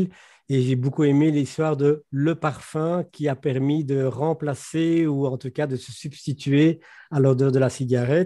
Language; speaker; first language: French; native; French